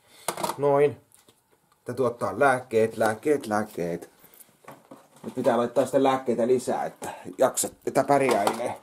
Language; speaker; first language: Finnish; native; Finnish